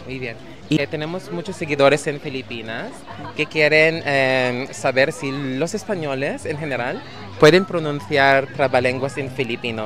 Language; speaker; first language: Spanish; non-native, fluent; Filipino